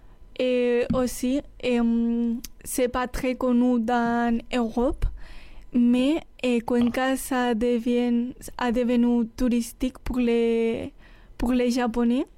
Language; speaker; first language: French; non-native, learner; Spanish